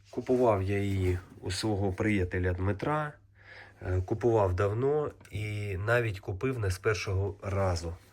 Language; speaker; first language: Ukrainian; native; Ukrainian